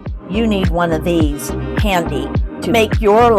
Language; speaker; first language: English; native; English